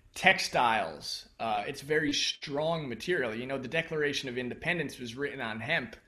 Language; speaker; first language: English; native; English